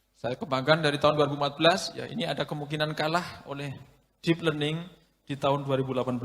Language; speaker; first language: Indonesian; non-native, local second language; Javanese